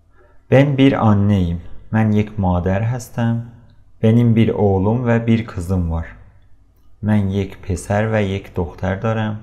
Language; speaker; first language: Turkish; non-native, fluent; Persian